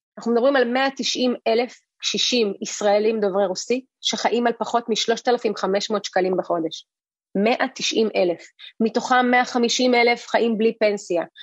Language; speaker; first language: Hebrew; early bilingual, other home language; Russian